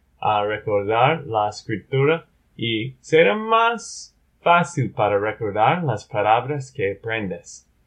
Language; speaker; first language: Spanish; non-native, learner; English